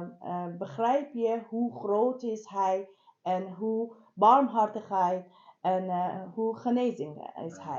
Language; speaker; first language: Dutch; non-native, learner; Persian